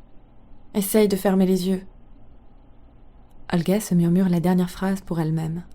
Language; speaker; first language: French; native; French